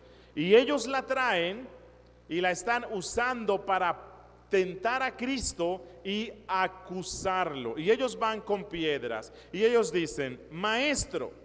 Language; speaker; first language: Spanish; native; Spanish